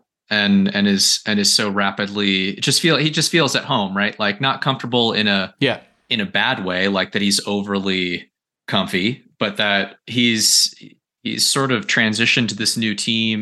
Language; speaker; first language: English; native; English